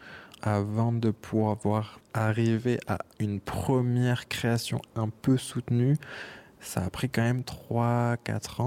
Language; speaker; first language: French; native; French